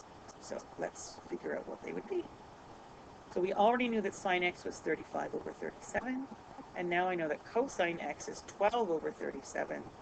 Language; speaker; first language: English; native; English